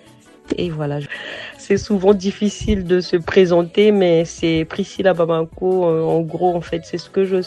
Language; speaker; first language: French; non-native, local second language; Sango